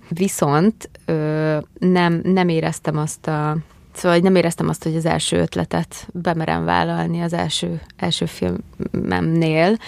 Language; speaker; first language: Hungarian; native; Hungarian